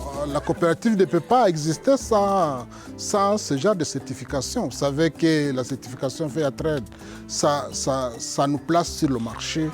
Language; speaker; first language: French; non-native, local second language; Rundi